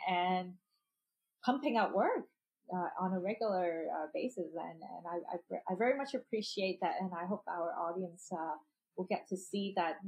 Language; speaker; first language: English; non-native, local second language; Cantonese